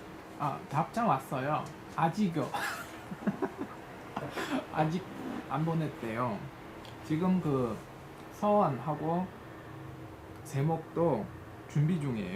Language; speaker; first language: Korean; non-native, fluent; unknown